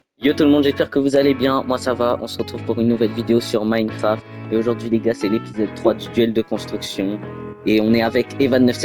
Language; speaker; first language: French; native; French